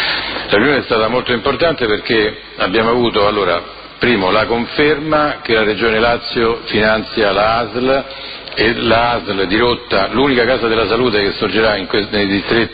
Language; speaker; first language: Italian; native; Italian